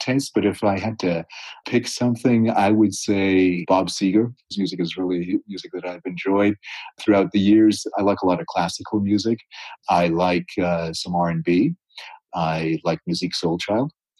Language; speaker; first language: English; native; English